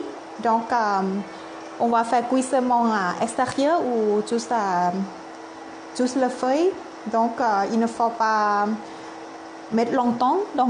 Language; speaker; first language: French; non-native, learner; Thai